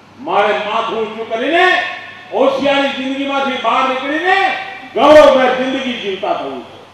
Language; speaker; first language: Gujarati; native; Gujarati